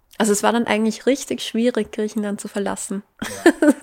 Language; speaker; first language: German; native; German